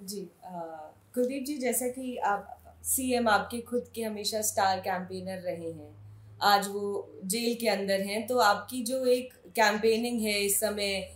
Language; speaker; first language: Hindi; native; Hindi